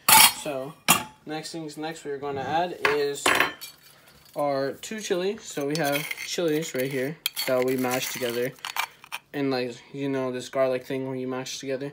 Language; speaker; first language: English; early bilingual, other home language; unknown